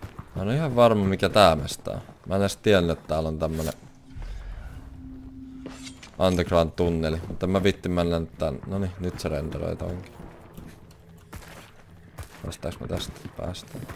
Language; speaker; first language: Finnish; native; Finnish